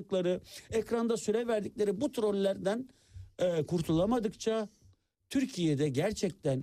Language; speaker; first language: Turkish; native; Turkish